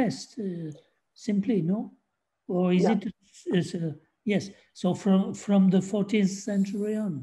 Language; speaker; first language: English; non-native, fluent; French